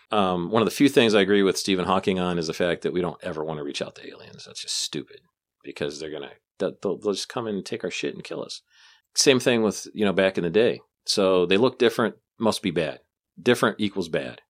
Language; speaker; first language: English; native; English